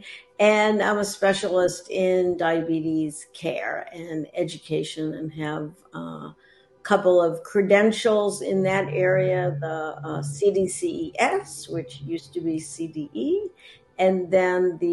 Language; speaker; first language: English; native; English